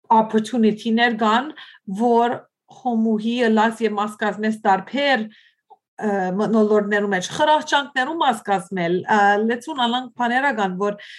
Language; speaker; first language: Armenian; early bilingual, heritage; Armenian